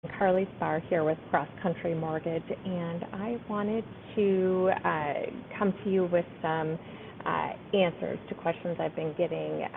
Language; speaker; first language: English; native; English